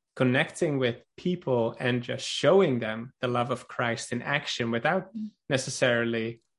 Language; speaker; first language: English; non-native, fluent; Dutch